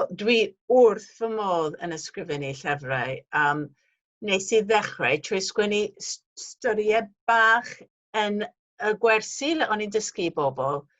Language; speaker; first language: Welsh; non-native, fluent; English